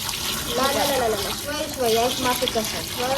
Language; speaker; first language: Arabic; non-native, learner; Urdu